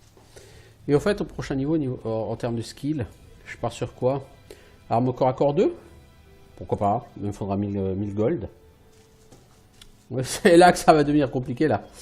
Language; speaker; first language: French; native; French